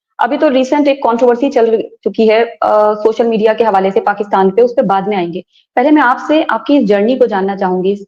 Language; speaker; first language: Hindi; native; Hindi